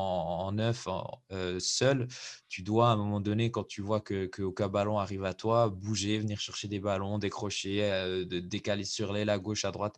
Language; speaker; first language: French; native; French